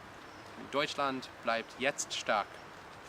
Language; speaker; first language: German; non-native, learner; English